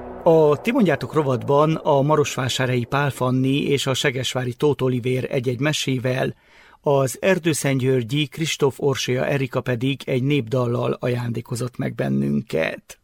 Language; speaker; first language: Hungarian; native; Hungarian